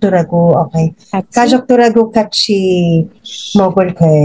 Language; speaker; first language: Korean; non-native, learner; Filipino